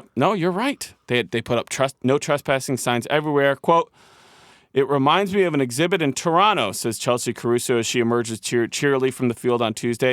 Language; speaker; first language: English; native; English